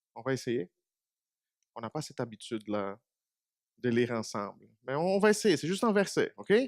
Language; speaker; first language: French; non-native, fluent; Portuguese